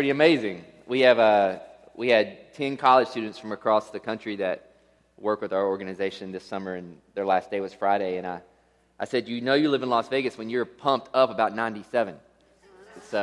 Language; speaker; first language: English; native; English